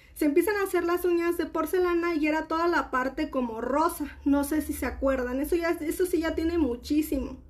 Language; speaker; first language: Spanish; native; Spanish